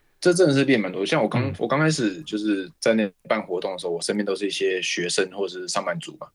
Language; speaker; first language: Chinese; native; Chinese